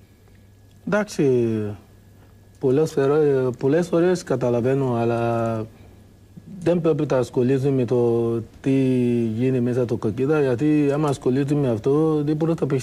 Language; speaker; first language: Greek; non-native, learner; Yoruba